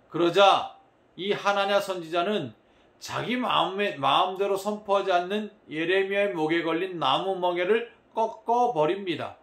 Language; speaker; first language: Korean; native; Korean